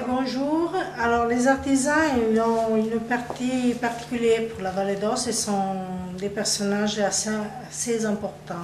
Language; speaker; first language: French; non-native, local second language; Italian